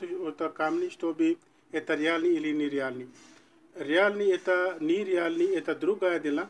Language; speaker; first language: Russian; non-native, learner; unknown